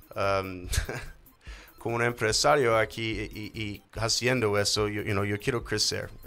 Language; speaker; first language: Spanish; non-native, learner; English